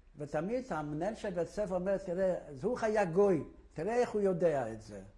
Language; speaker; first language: Hebrew; non-native, fluent; Polish